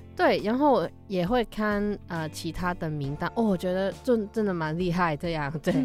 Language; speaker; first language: Chinese; non-native, local second language; Cantonese